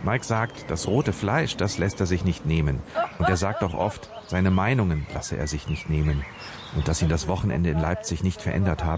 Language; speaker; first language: German; native; German